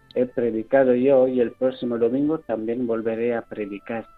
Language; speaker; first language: Spanish; non-native, local second language; Fang